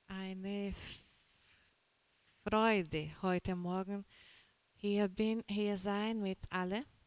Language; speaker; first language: German; non-native, learner; Portuguese